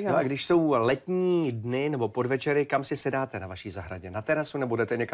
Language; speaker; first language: Czech; native; Czech